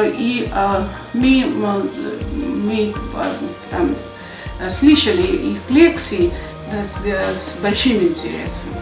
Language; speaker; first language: Russian; non-native, fluent; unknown